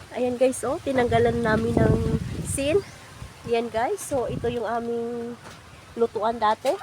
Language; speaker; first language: Filipino; non-native, local second language; Hiligaynon